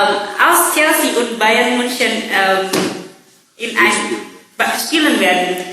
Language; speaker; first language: German; non-native, learner; Indonesian